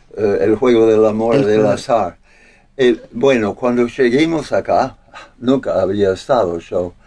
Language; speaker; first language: Spanish; non-native, learner; English